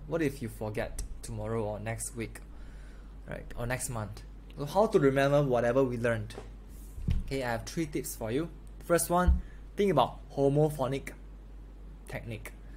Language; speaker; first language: English; non-native, local second language; Chinese